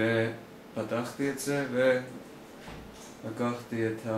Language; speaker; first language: Hebrew; non-native, learner; English